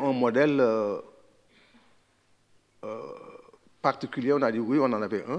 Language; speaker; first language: French; non-native, local second language; Wolof